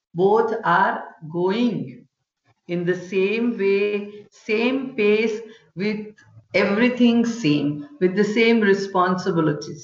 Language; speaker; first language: English; non-native, local second language; Gujarati